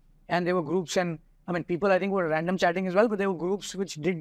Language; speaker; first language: English; non-native, local second language; Hindi